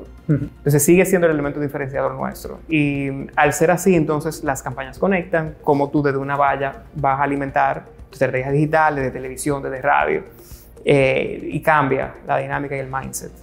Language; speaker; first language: Spanish; native; Spanish